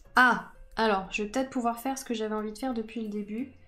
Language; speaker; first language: French; native; French